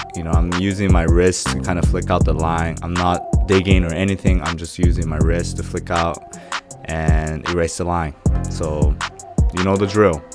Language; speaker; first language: English; non-native, fluent; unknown